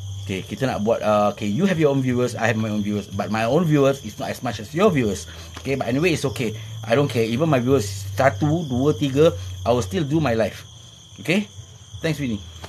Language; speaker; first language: English; non-native, local second language; Malay